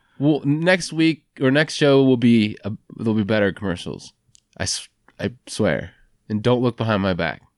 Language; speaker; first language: English; native; English